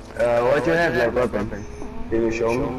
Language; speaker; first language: English; non-native, learner; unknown